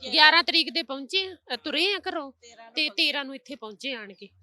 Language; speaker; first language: Punjabi; native; Punjabi